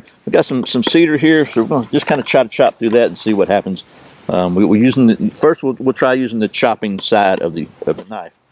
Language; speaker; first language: English; native; English